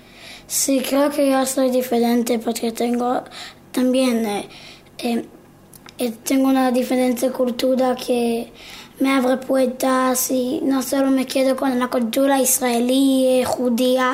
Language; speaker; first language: Spanish; early bilingual, heritage; Hebrew